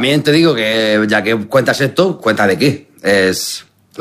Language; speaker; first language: Spanish; native; Spanish